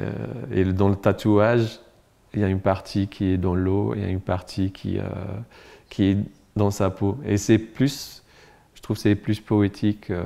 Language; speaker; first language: French; non-native, local second language; Arabic